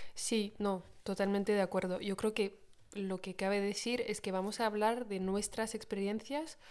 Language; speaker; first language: Spanish; non-native, fluent; French